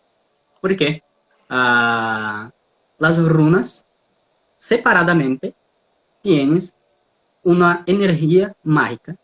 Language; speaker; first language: Spanish; non-native, learner; Portuguese